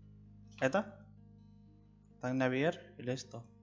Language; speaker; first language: Russian; non-native, learner; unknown